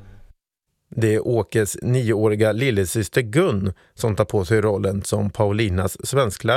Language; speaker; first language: Swedish; native; Swedish